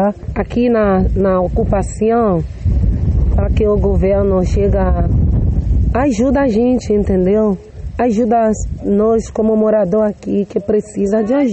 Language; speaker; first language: Portuguese; non-native, learner; Haitian Creole